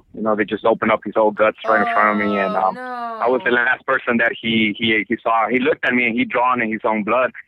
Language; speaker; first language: English; non-native, fluent; Spanish